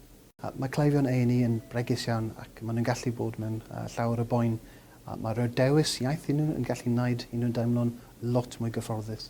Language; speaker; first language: Welsh; non-native, learner; English